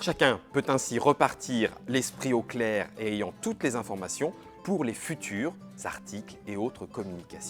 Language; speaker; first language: French; native; French